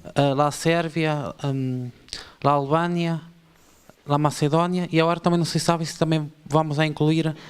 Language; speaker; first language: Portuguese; non-native, learner; Spanish